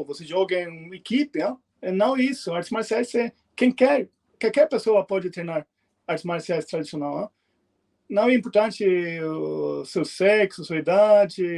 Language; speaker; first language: Portuguese; non-native, fluent; Swedish